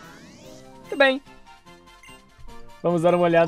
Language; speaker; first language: Portuguese; native; Portuguese